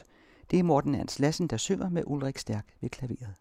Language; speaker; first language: Danish; native; Danish